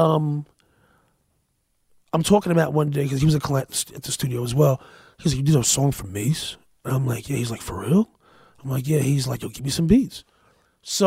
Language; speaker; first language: English; native; English